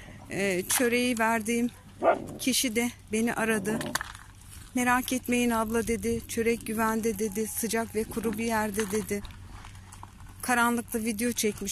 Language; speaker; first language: Turkish; native; Turkish